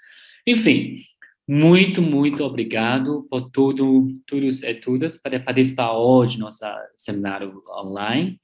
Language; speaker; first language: Portuguese; non-native, learner; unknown